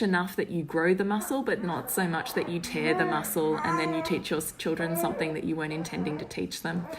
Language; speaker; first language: English; native; English